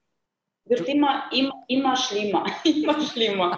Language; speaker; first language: German; non-native, fluent; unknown